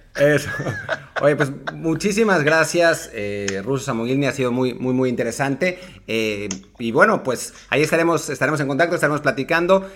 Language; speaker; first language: Spanish; native; Spanish